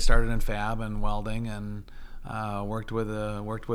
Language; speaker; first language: English; native; English